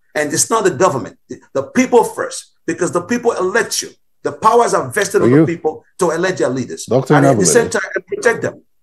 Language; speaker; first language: English; non-native, local second language; Bini